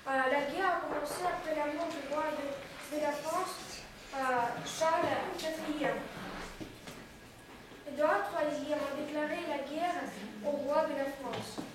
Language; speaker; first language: French; non-native, learner; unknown